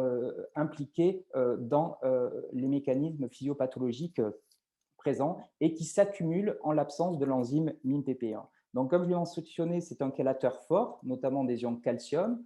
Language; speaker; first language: French; native; French